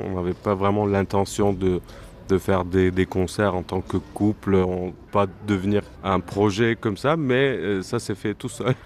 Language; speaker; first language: French; non-native, fluent; Turkish